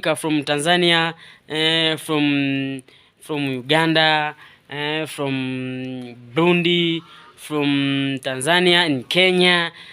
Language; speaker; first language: English; non-native, learner; Swahili